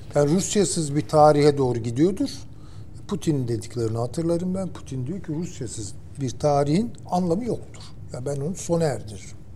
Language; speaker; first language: Turkish; native; Turkish